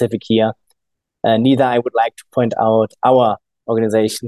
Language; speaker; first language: English; non-native, fluent; German